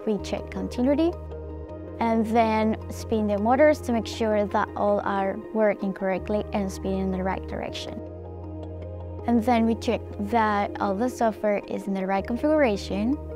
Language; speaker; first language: English; non-native, fluent; Spanish